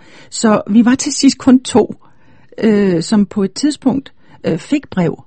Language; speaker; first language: Danish; native; Danish